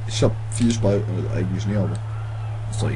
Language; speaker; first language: German; native; German